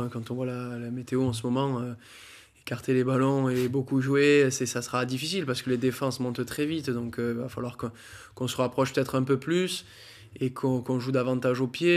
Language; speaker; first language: French; native; French